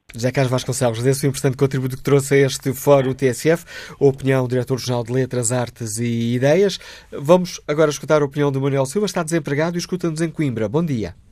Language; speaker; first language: Portuguese; native; Portuguese